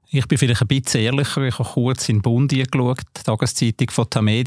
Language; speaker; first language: German; native; German